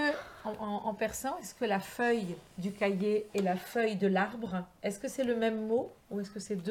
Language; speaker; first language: French; native; French